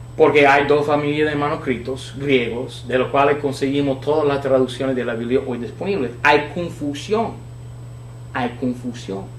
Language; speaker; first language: Spanish; non-native, fluent; English